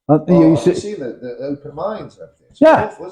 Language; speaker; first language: English; native; English